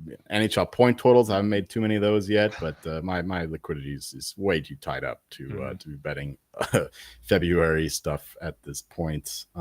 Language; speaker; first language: English; native; English